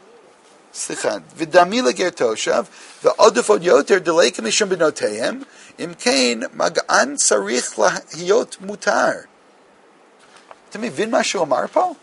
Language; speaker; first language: Hebrew; non-native, fluent; English